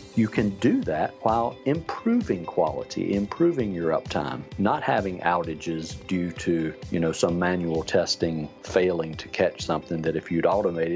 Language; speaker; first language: English; native; English